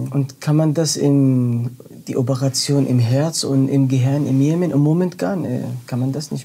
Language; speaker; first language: German; non-native, learner; Arabic